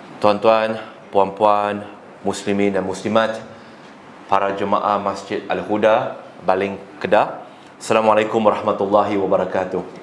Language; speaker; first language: Malay; non-native, local second language; Chinese